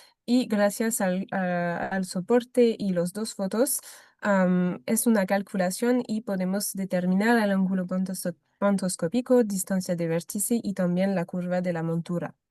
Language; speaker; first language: Spanish; non-native, fluent; French